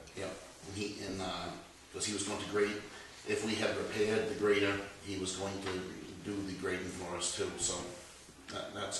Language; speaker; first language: English; native; English